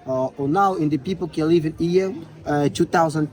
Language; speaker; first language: English; non-native, learner; Portuguese